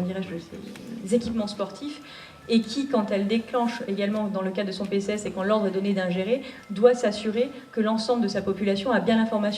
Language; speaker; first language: French; native; French